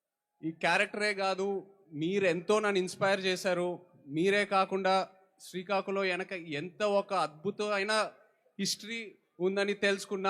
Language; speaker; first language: Telugu; native; Telugu